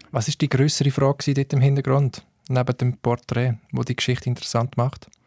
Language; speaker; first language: German; native; German